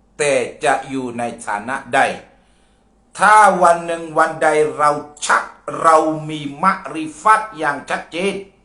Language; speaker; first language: Thai; non-native, local second language; Malay